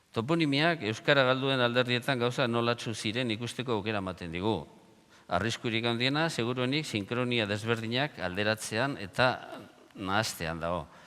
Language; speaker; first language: Basque; non-native, local second language; Spanish